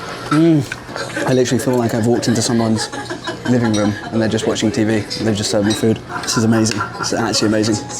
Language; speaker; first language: English; native; English